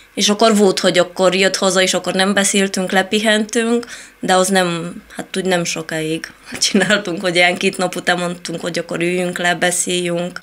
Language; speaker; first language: Hungarian; non-native, fluent; Italian